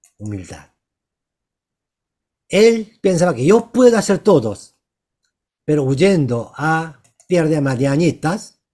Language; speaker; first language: Spanish; non-native, learner; Korean